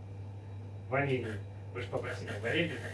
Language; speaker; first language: Russian; native; Russian